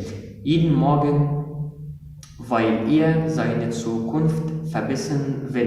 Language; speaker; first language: German; non-native, fluent; Arabic